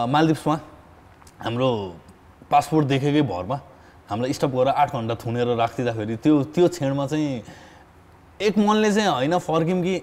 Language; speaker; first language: Nepali; native; Nepali